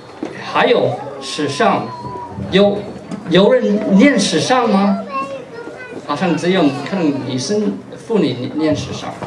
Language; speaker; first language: Chinese; non-native, fluent; English